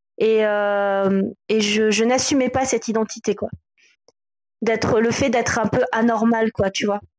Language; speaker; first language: French; native; French